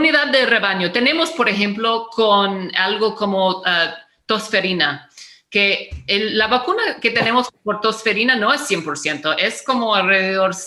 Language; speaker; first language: Spanish; non-native, fluent; English